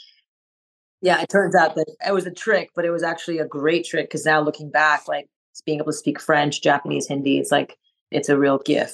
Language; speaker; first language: English; non-native, fluent; French